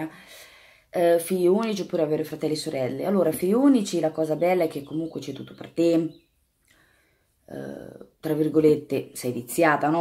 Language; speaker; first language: Italian; native; Italian